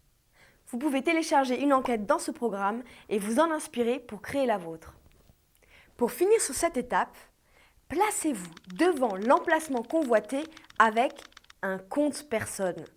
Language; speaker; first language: French; native; French